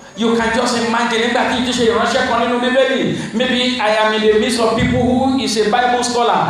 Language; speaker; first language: English; non-native, local second language; Yoruba